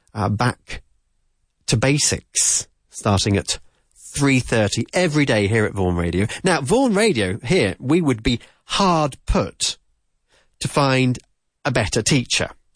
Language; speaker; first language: English; native; English